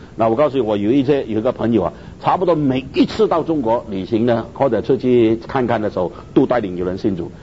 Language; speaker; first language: Chinese; native; Chinese